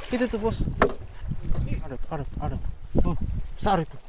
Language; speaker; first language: Malay; native; Malay